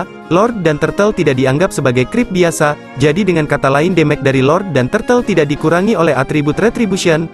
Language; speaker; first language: Indonesian; native; Indonesian